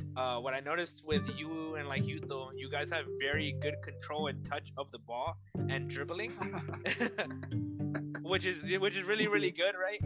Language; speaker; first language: English; native; English